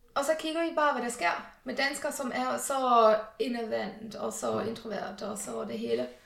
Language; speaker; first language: Danish; non-native, fluent; English